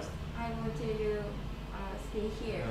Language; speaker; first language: English; non-native, learner; Japanese